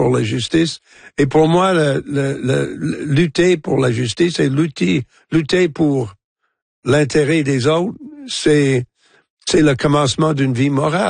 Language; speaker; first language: French; non-native, local second language; English